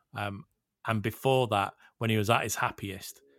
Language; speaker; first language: English; native; English